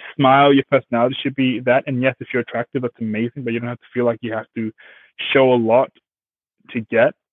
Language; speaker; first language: English; early bilingual, other home language; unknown